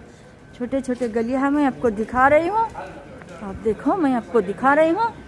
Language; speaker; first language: Hindi; non-native, local second language; Marathi